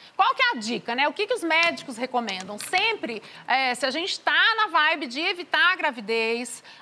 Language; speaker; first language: Portuguese; native; Portuguese